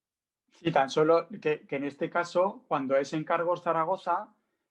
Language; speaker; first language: Spanish; native; Spanish